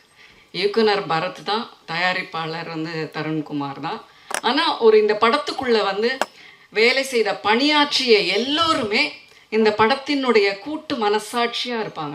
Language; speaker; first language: Tamil; native; Tamil